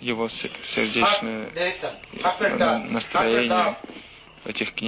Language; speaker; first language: Russian; non-native, learner; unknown